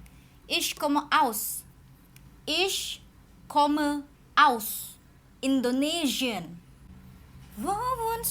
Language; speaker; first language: German; non-native, learner; Indonesian